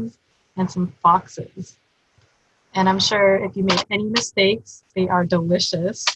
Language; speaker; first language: English; native; English